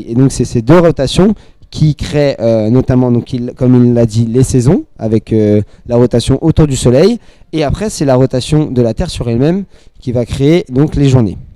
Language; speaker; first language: French; native; French